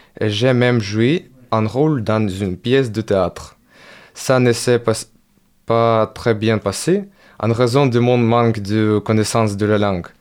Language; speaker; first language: French; non-native, learner; Ukrainian